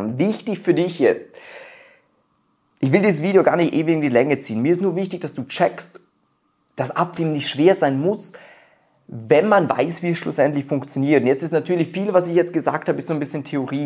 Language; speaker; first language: German; native; German